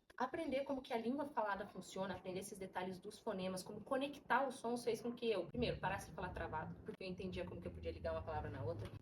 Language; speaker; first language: Portuguese; native; Portuguese